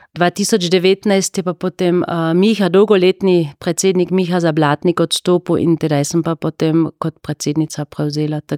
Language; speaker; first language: Slovenian; native; Slovenian